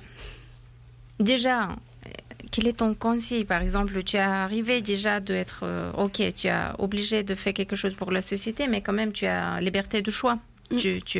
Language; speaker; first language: French; non-native, fluent; Persian